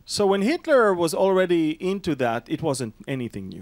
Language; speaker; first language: English; non-native, fluent; Hebrew